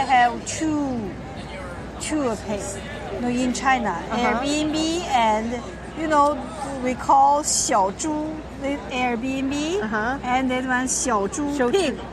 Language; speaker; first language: English; non-native, learner; Chinese